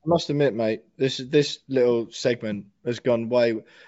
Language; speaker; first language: English; native; English